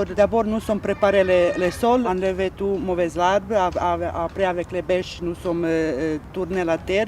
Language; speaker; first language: French; non-native, learner; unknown